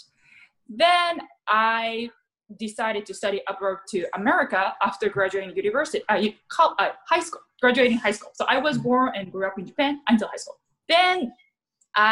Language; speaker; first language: English; non-native, fluent; Japanese